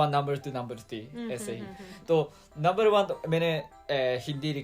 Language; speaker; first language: Hindi; non-native, fluent; Japanese